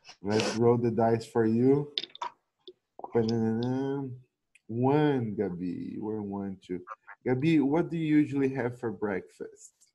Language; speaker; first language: English; non-native, fluent; Portuguese